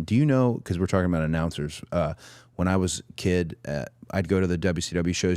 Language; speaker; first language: English; native; English